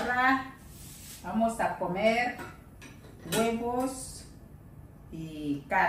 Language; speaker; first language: Spanish; non-native, learner; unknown